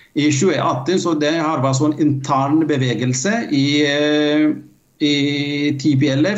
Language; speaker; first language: Norwegian; non-native, fluent; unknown